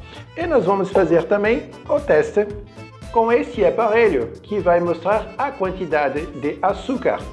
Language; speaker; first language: Portuguese; non-native, fluent; French